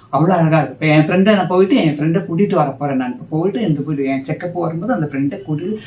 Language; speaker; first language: Tamil; non-native, local second language; Malayalam